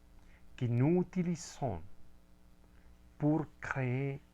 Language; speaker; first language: French; non-native, fluent; Spanish